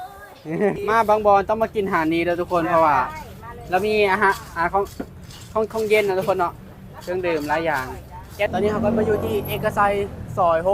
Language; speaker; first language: Thai; non-native, local second language; Northeastern Thai